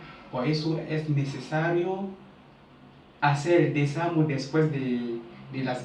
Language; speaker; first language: Spanish; non-native, learner; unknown